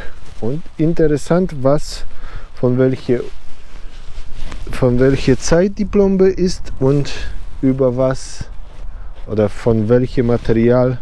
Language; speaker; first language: German; non-native, learner; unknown